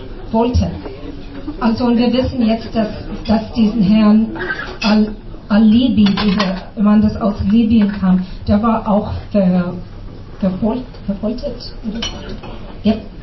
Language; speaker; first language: German; non-native, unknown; English